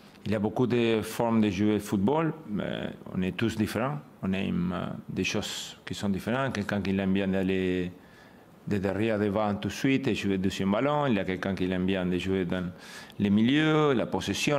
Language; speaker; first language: French; non-native, fluent; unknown